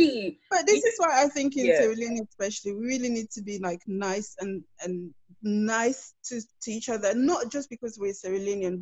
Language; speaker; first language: English; non-native, local second language; Krio